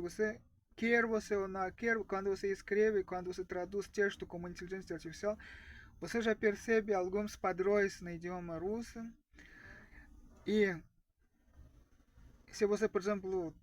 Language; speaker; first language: Portuguese; non-native, fluent; Russian